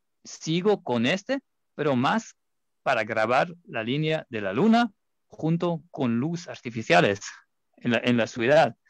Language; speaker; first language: Spanish; non-native, fluent; German